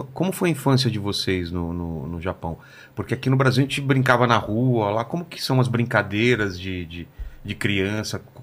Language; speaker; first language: Portuguese; native; Portuguese